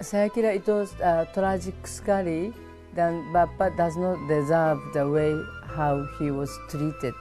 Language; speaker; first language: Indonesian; non-native, fluent; Japanese